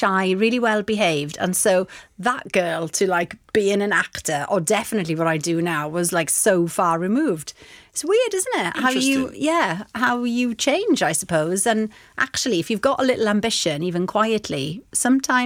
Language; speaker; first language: English; non-native, local second language; Welsh